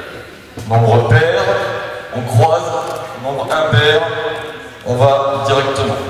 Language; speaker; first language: French; native; French